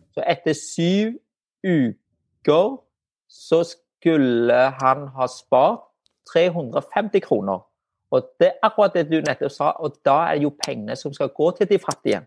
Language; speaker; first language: Norwegian; non-native, fluent; Vietnamese